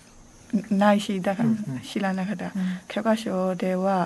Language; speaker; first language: Japanese; non-native, learner; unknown